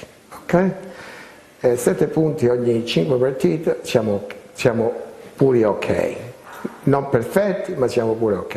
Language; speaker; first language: Italian; early bilingual, heritage; Italian